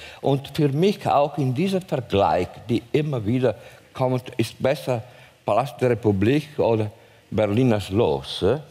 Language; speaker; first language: German; non-native, fluent; Italian